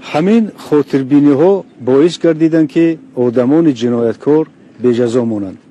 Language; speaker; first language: Tajik; non-native, local second language; Shughni